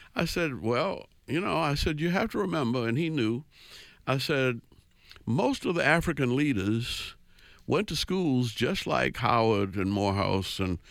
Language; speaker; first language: English; native; English